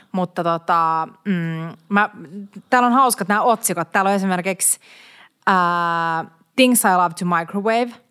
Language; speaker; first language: Finnish; native; Finnish